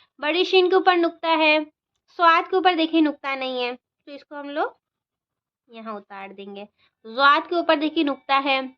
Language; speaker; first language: Hindi; native; Hindi